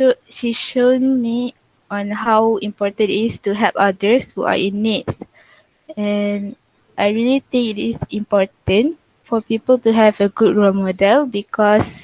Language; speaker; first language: English; non-native, local second language; Malay